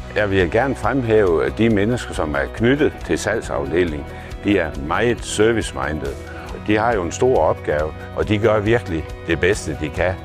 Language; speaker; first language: Danish; native; Danish